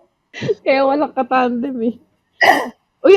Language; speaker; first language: Filipino; native; Filipino